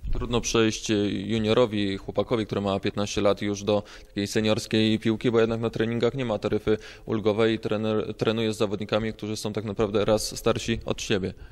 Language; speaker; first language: Polish; native; Polish